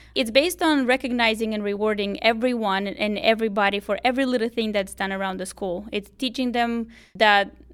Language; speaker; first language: English; non-native, fluent; Romanian